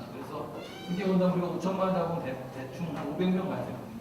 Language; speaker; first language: Korean; native; Korean